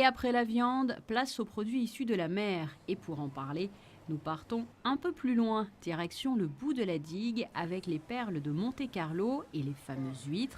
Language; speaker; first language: French; native; French